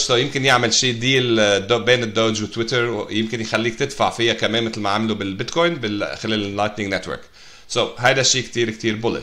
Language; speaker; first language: Arabic; native; Arabic